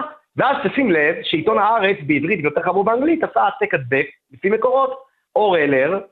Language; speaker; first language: Hebrew; native; Hebrew